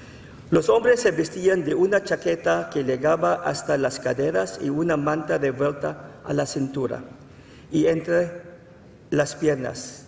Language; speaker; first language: Spanish; non-native, fluent; Filipino